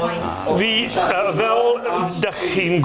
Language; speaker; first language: Welsh; non-native, learner; English